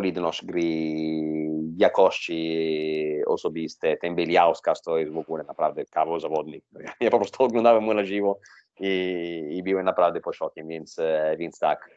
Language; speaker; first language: Polish; non-native, fluent; Italian